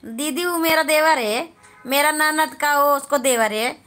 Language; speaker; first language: Hindi; native; Hindi